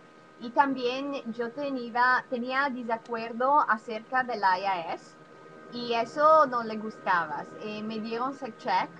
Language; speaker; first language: Spanish; non-native, learner; Italian